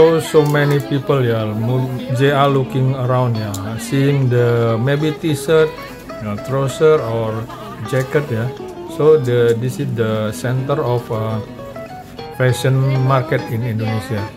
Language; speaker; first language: English; non-native, learner; Indonesian